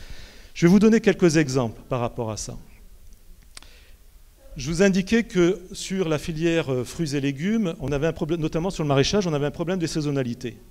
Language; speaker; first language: French; native; French